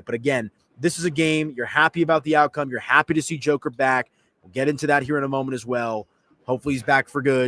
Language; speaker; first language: English; native; English